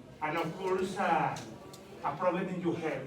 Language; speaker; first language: English; non-native, learner; Spanish